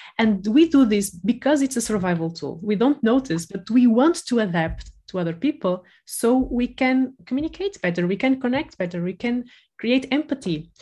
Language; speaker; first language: English; non-native, fluent; Spanish